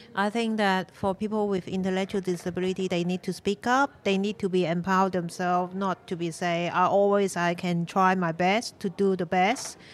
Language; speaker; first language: English; non-native, local second language; Cantonese